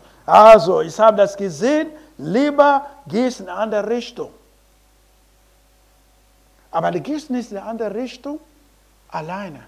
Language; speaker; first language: German; non-native, learner; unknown